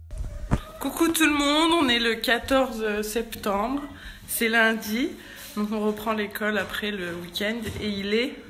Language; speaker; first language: French; native; French